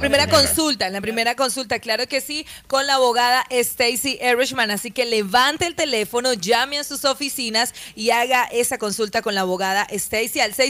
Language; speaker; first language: Spanish; native; Spanish